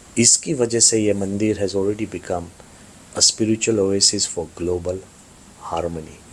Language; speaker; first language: Hindi; non-native, fluent; Gujarati